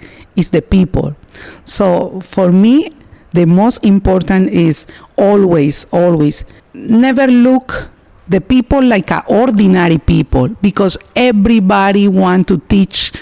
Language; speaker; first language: English; non-native, learner; Spanish